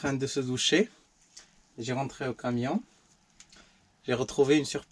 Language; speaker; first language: French; native; French